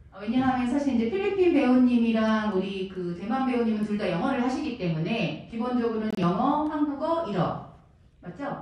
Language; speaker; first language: Korean; native; Korean